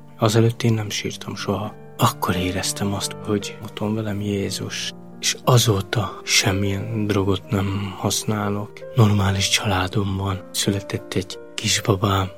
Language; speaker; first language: Hungarian; non-native, local second language; Romany